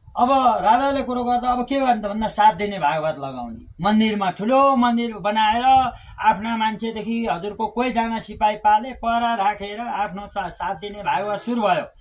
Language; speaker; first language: Nepali; native; Nepali